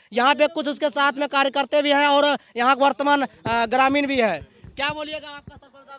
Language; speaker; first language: Hindi; native; Hindi